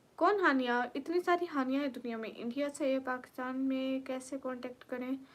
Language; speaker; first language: Urdu; non-native, local second language; Punjabi